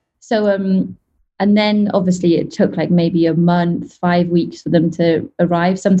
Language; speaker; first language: English; native; English